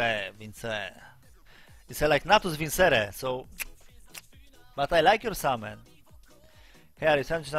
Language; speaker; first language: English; non-native, learner; Polish